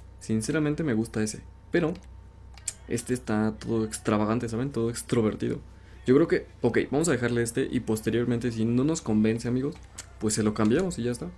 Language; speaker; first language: Spanish; native; Spanish